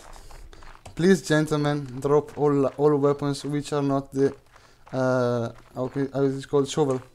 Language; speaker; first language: English; non-native, fluent; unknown